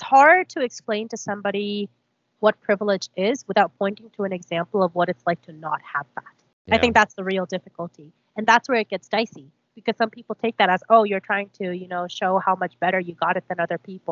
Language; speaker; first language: English; early bilingual, other home language; Korean